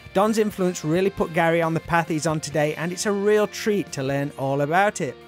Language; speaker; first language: English; native; English